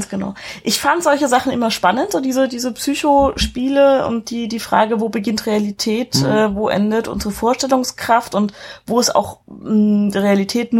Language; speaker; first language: German; native; German